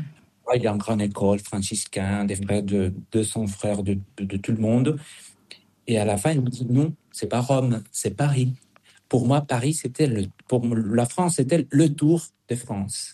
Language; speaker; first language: French; non-native, fluent; Spanish